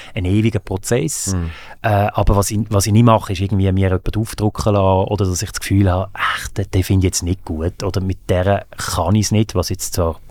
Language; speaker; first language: German; native; German